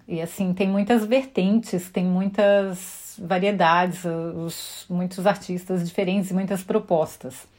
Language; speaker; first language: Portuguese; native; Portuguese